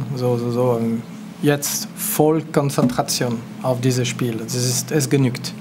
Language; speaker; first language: German; non-native, local second language; French